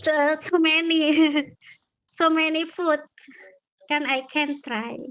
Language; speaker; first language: English; non-native, learner; Indonesian